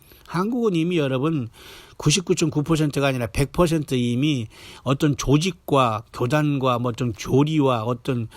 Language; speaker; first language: Korean; native; Korean